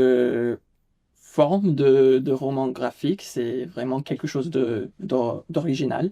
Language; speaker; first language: French; non-native, fluent; English